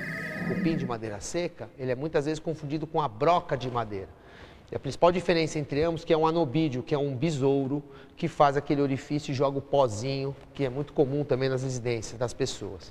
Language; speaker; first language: Portuguese; native; Portuguese